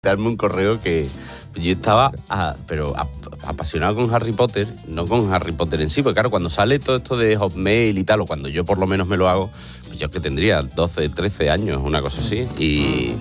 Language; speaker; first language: Spanish; native; Spanish